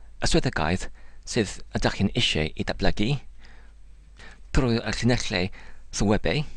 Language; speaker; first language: Welsh; non-native, learner; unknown